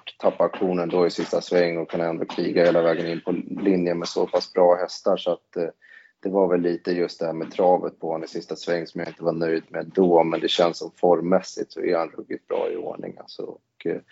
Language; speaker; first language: Swedish; native; Swedish